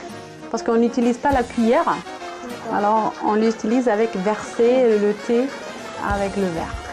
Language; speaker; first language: French; non-native, fluent; German